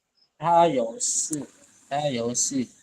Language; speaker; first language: Chinese; non-native, learner; Indonesian